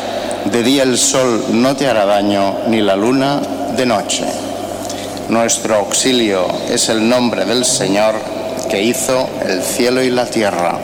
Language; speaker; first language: Spanish; native; Spanish